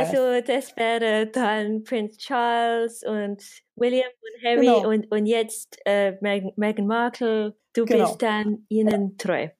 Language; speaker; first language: German; non-native, fluent; English